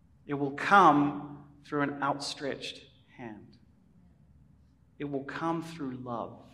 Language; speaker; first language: English; native; English